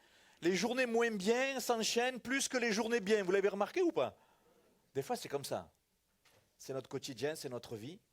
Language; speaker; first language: French; native; French